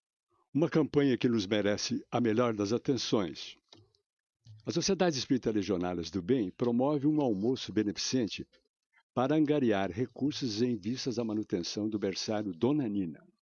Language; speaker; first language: Portuguese; native; Portuguese